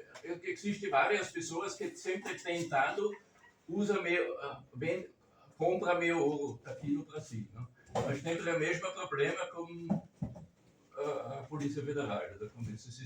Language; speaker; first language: Portuguese; non-native, learner; German